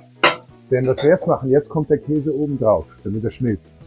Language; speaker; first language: German; native; German